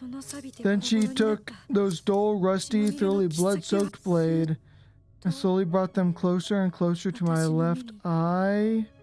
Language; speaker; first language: English; native; English